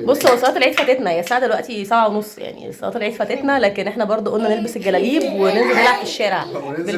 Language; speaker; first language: Arabic; native; Arabic